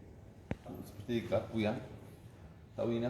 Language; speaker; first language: Indonesian; non-native, learner; Turkish